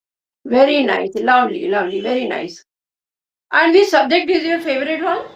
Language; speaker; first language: English; non-native, local second language; Hindi